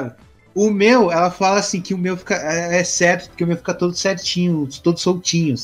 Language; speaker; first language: Portuguese; native; Portuguese